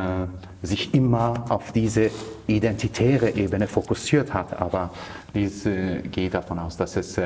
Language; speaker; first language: German; non-native, fluent; Kurdish